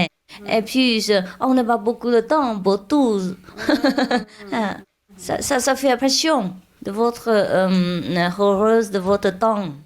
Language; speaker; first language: French; non-native, learner; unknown